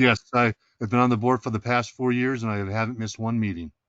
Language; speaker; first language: English; native; English